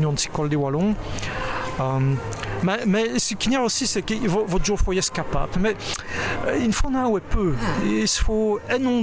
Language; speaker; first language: French; native; French